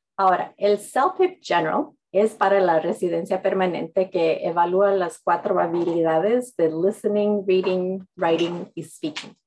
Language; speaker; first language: Spanish; early bilingual, heritage; English